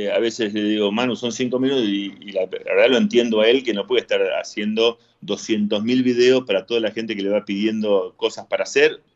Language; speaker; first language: Spanish; native; Spanish